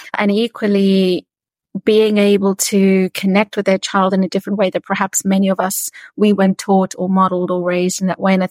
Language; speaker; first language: English; native; English